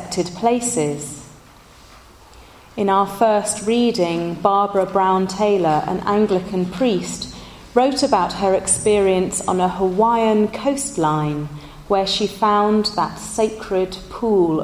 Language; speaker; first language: English; native; English